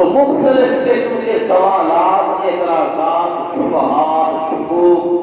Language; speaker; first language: Urdu; non-native, local second language; Saraiki